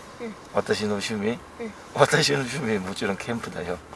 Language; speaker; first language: Japanese; non-native, learner; Korean